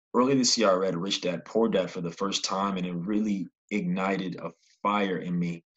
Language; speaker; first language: English; native; English